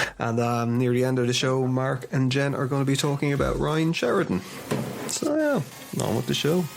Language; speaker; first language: English; native; English